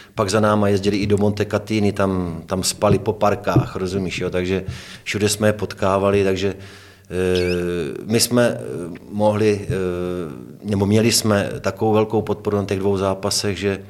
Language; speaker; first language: Czech; native; Czech